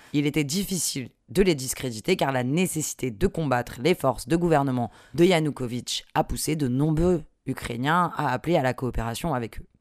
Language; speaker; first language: French; native; French